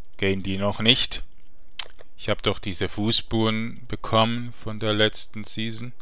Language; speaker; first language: German; native; German